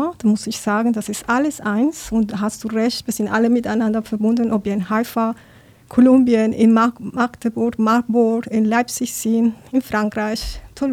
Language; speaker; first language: German; non-native, fluent; Spanish